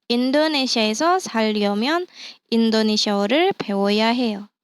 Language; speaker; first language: Korean; non-native, fluent; Indonesian